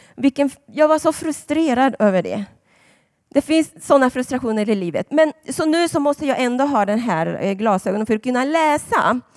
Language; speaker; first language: Swedish; non-native, fluent; Spanish